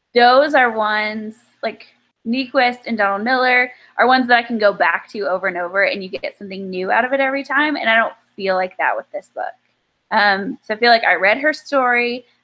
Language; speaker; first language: English; native; English